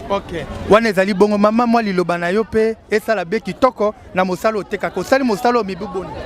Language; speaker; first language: Lingala; native; Lingala